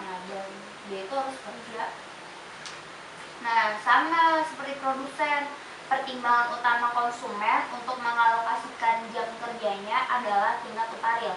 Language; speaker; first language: Indonesian; native; Indonesian